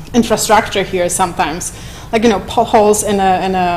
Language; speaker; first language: English; non-native, fluent; Polish